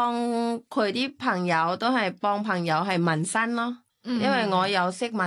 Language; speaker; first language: Cantonese; non-native, learner; Thai